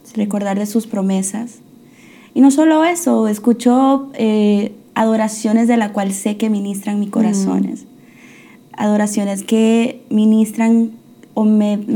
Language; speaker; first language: Spanish; early bilingual, heritage; Spanish